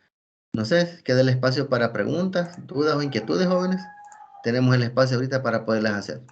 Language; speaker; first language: Spanish; native; Spanish